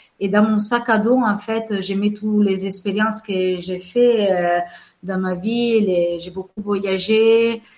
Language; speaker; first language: French; non-native, fluent; Italian